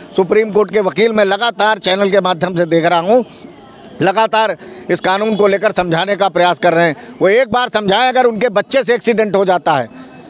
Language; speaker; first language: Hindi; native; Hindi